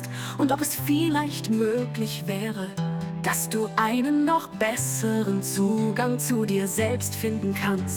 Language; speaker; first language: German; native; German